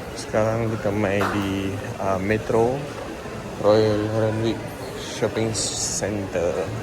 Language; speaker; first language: Malay; native; Malay